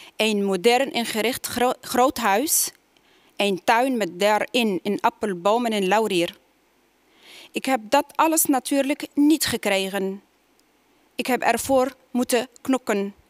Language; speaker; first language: Dutch; non-native, fluent; Arabic